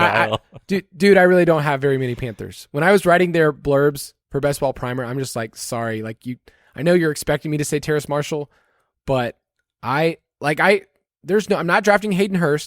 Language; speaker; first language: English; native; English